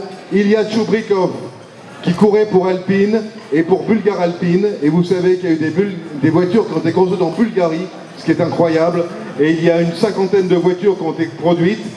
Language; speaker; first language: French; native; French